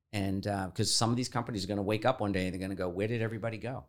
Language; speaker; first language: English; native; English